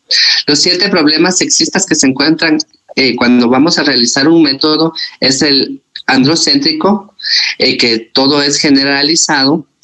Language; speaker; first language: Spanish; native; Spanish